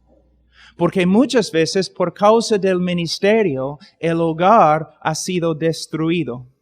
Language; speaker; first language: Spanish; non-native, fluent; English